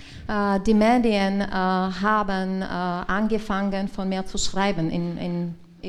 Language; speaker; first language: German; non-native, learner; Czech